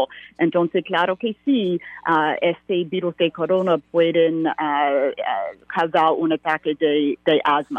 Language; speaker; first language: Spanish; non-native, learner; English